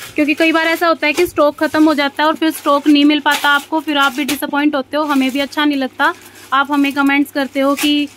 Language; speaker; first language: Hindi; native; Hindi